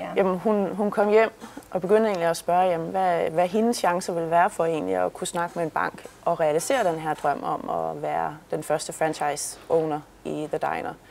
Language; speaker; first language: Danish; native; Danish